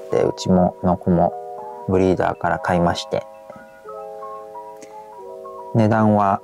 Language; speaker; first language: Japanese; native; Japanese